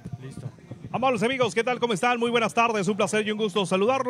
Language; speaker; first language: Spanish; native; Spanish